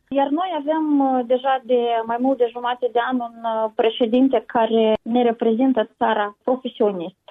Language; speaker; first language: Romanian; native; Romanian